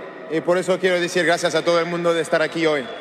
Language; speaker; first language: Spanish; non-native, learner; French